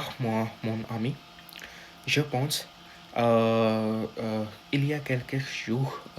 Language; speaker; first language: French; non-native, learner; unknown